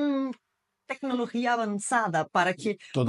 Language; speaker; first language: Spanish; non-native, fluent; Portuguese